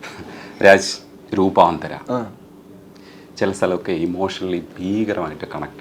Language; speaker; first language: Malayalam; native; Malayalam